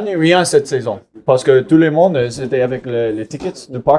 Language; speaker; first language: French; non-native, learner; English